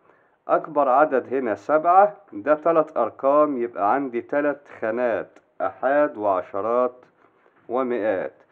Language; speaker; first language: Arabic; native; Arabic